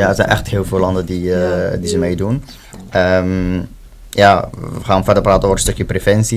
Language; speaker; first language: Dutch; early bilingual, other home language; Somali